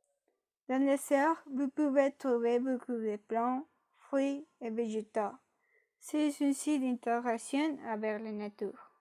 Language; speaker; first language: French; non-native, learner; Spanish